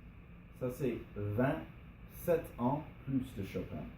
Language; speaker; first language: French; non-native, learner; English